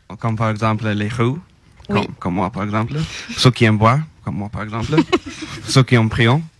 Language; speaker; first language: French; non-native, fluent; English